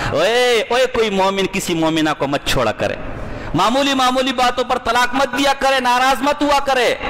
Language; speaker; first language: Urdu; non-native, local second language; Pashto